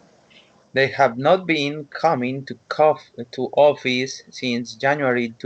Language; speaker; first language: English; non-native, learner; Spanish